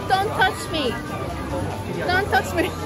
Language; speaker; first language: English; non-native, learner; Korean